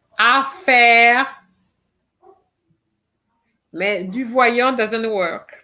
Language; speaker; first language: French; non-native, fluent; English